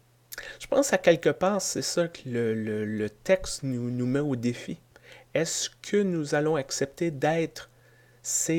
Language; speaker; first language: French; native; French